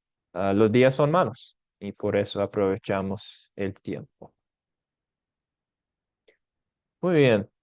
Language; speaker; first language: Spanish; non-native, fluent; English